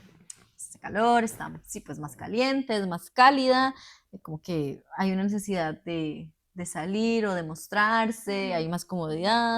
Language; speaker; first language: Spanish; native; Spanish